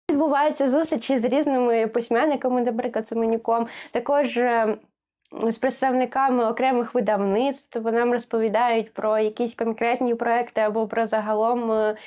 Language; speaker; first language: Ukrainian; native; Ukrainian